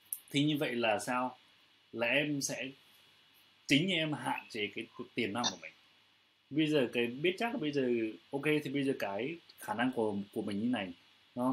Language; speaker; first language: Vietnamese; native; Vietnamese